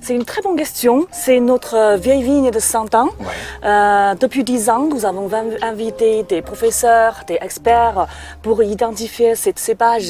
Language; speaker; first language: French; non-native, fluent; Chinese